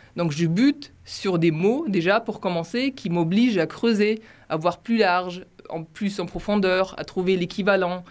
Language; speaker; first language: French; non-native, fluent; German